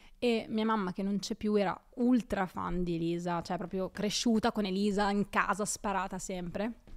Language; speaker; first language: Italian; native; Italian